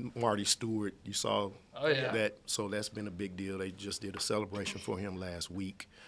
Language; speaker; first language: English; native; English